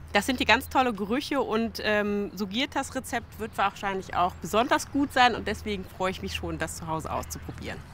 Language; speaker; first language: German; native; German